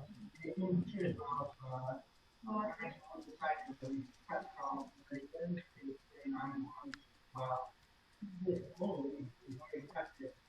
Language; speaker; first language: English; non-native, local second language; Malay